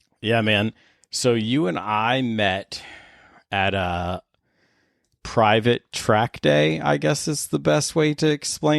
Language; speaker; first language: English; native; English